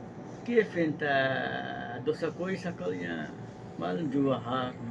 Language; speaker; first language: Arabic; non-native, learner; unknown